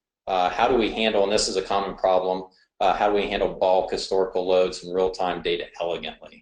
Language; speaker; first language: English; native; English